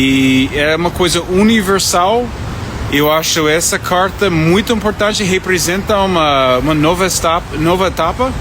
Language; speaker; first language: Portuguese; non-native, fluent; English